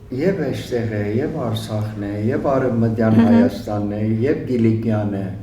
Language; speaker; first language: Armenian; early bilingual, heritage; Armenian